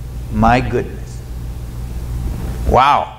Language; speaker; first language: English; native; English